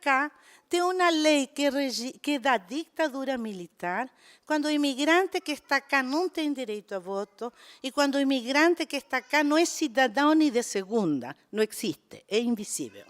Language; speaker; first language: Portuguese; non-native, fluent; Spanish